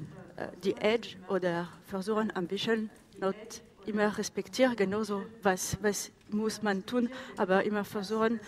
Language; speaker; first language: German; non-native, learner; French